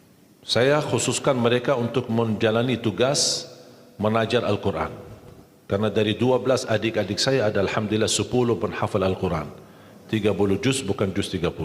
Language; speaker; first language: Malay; non-native, fluent; Arabic